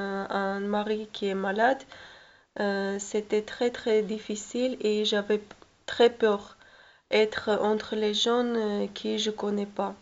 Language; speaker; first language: French; non-native, learner; Russian